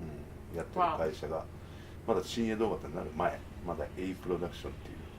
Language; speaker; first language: Japanese; native; Japanese